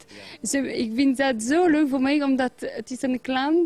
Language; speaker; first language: Dutch; non-native, learner; French